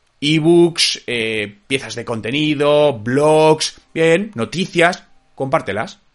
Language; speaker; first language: Spanish; native; Spanish